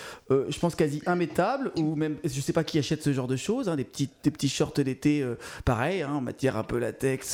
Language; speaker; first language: French; native; French